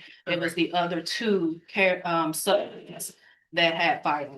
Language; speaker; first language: English; native; English